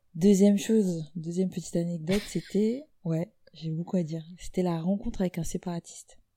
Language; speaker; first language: French; native; French